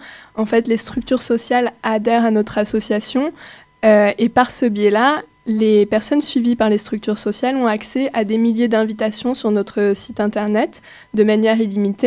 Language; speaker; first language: French; native; French